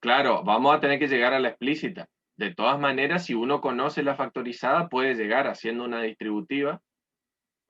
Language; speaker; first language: Spanish; native; Spanish